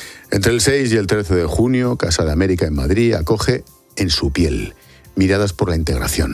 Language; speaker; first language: Spanish; native; Spanish